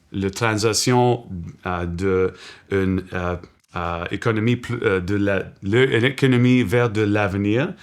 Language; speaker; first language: French; non-native, local second language; English